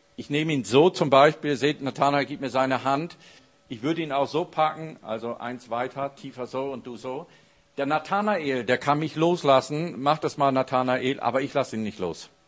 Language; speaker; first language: German; native; German